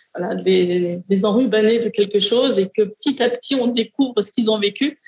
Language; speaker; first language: French; native; French